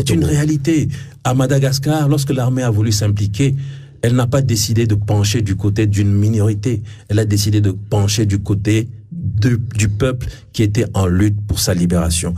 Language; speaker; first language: French; non-native, local second language; Ewe